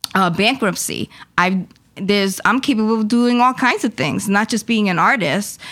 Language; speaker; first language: English; early bilingual, other home language; Spanish